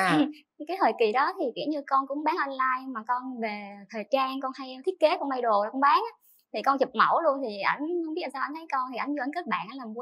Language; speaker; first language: Vietnamese; native; Vietnamese